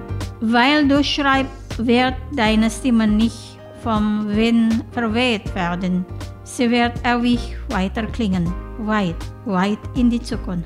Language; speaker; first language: German; non-native, fluent; Indonesian